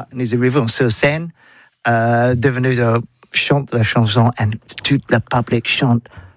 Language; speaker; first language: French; non-native, learner; English